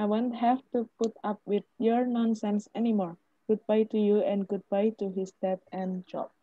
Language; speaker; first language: English; non-native, fluent; Indonesian